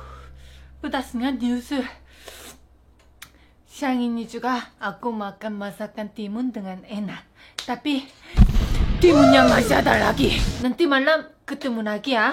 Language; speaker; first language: Indonesian; non-native, fluent; Korean